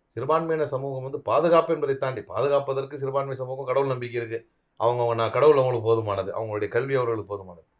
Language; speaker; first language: Tamil; native; Tamil